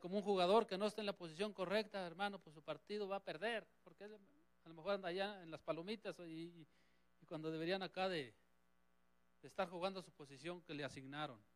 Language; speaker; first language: Spanish; native; Spanish